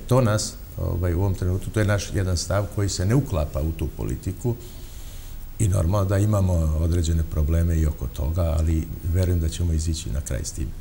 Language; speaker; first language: Bosnian; non-native, local second language; Albanian